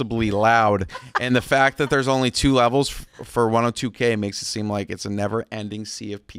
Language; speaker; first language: English; native; English